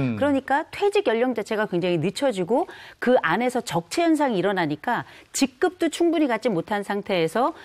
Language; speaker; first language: Korean; native; Korean